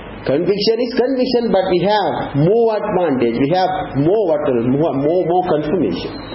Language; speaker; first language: English; non-native, local second language; Tamil